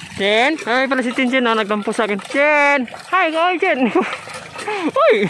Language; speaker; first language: Filipino; non-native, local second language; Cebuano